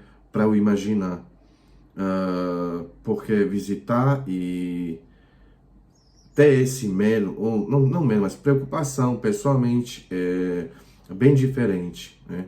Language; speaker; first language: Portuguese; non-native, fluent; Croatian